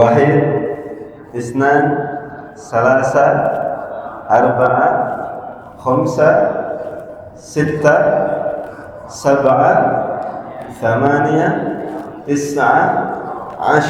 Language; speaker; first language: Arabic; non-native, fluent; Indonesian